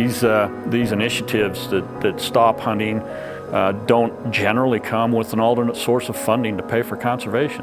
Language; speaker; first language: English; native; English